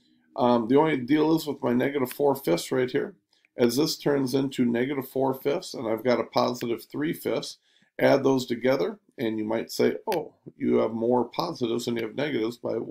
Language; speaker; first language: English; native; English